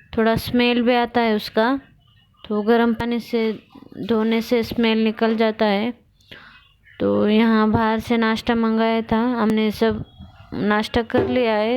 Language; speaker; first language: Hindi; non-native, local second language; Marathi